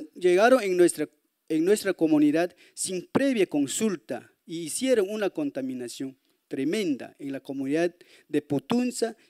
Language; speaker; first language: Spanish; native; Spanish